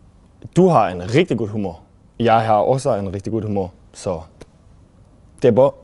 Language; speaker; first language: Danish; non-native, learner; German